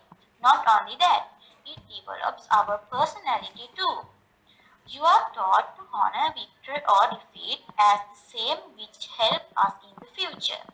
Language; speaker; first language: English; non-native, learner; Sinhala